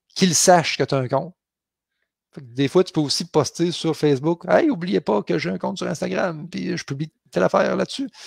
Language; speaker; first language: French; native; French